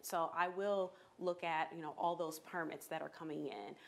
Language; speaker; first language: English; native; English